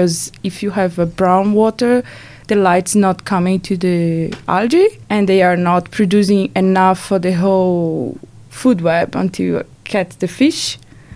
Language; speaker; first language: English; non-native, fluent; Portuguese